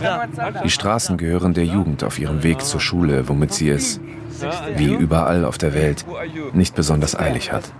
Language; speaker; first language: German; native; German